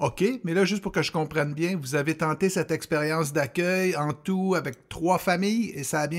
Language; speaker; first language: French; native; French